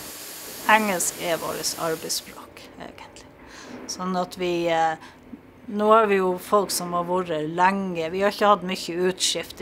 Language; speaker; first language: Norwegian; native; Norwegian